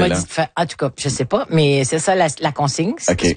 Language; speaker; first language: French; native; French